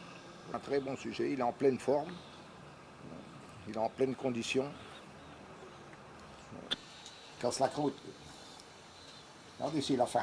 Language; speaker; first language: French; native; French